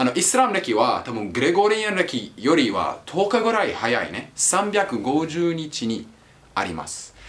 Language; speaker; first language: Japanese; non-native, learner; English